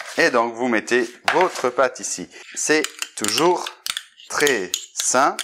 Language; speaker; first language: French; native; French